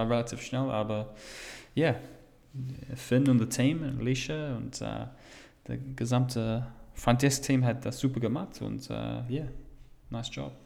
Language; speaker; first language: German; non-native, fluent; English